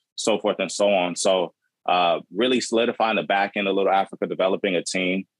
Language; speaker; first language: English; native; English